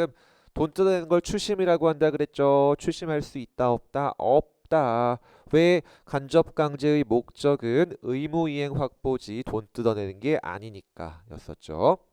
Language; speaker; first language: Korean; native; Korean